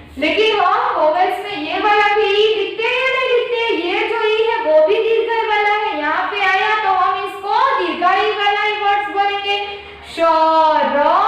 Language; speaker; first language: Hindi; non-native, local second language; Gujarati